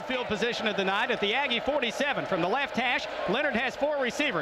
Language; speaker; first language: English; native; English